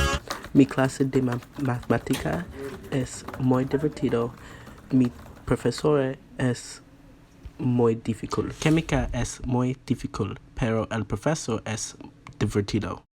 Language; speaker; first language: Spanish; non-native, learner; English